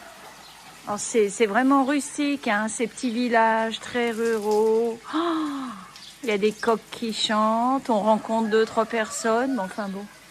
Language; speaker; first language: French; native; French